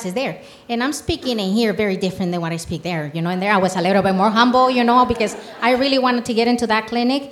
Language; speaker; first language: English; non-native, fluent; Spanish